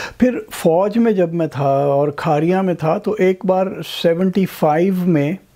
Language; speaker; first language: Urdu; non-native, local second language; Punjabi